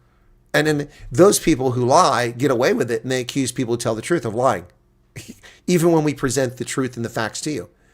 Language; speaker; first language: English; native; English